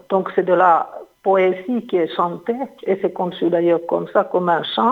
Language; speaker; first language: French; non-native, fluent; Finnish